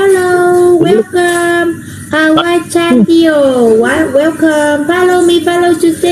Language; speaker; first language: English; non-native, learner; Vietnamese